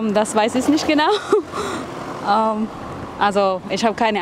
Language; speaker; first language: German; non-native, learner; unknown